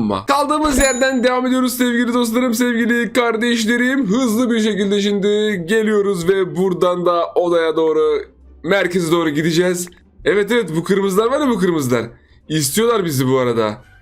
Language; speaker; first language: Turkish; native; Turkish